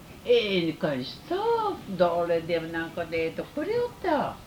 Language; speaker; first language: English; early bilingual, other home language; Japanese